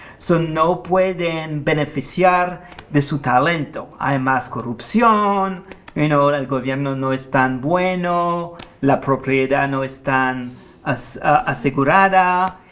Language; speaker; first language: Spanish; non-native, fluent; French